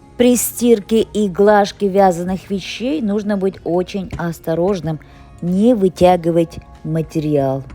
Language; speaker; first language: Russian; non-native, local second language; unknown